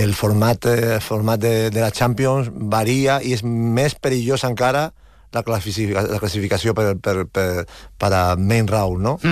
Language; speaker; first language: Catalan; non-native, local second language; Spanish